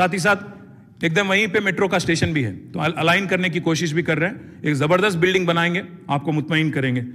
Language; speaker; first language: Hindi; non-native, local second language; Telugu